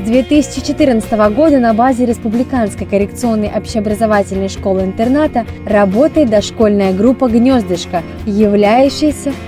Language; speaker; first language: Russian; native; Russian